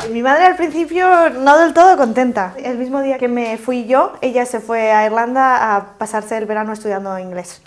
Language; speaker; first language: Spanish; native; Spanish